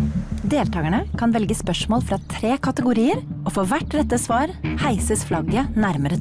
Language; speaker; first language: Norwegian; native; Norwegian